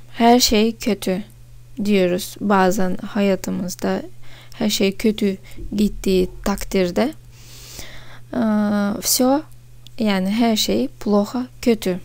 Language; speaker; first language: Turkish; non-native, fluent; Russian